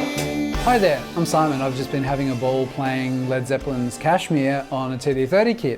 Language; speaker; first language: English; native; English